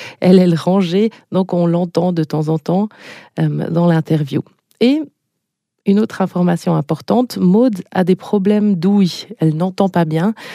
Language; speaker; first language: French; native; French